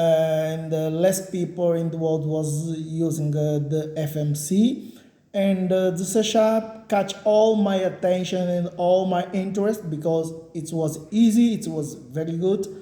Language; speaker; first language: English; non-native, learner; Portuguese